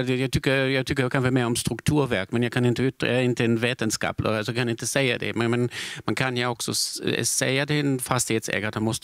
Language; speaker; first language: Swedish; non-native, fluent; German